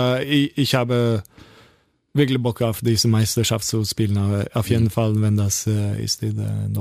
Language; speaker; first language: German; non-native, learner; Norwegian